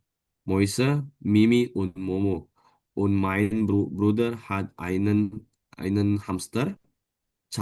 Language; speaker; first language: German; non-native, learner; Indonesian